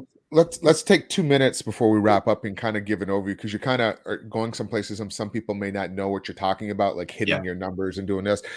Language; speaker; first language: English; native; English